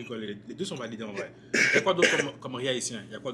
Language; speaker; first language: French; native; French